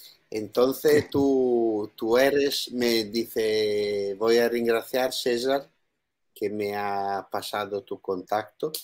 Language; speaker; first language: Spanish; non-native, learner; Italian